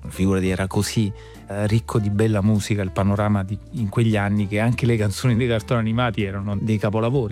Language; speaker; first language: Italian; native; Italian